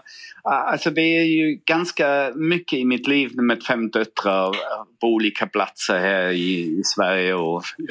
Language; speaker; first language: Swedish; non-native, fluent; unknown